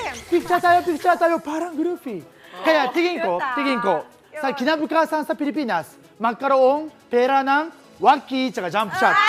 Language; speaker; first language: Filipino; non-native, learner; Japanese